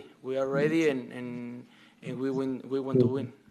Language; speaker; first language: English; non-native, learner; Spanish